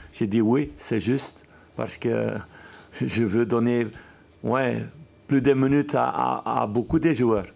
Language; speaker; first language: French; non-native, fluent; Dutch